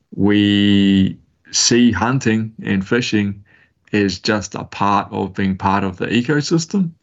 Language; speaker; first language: English; native; English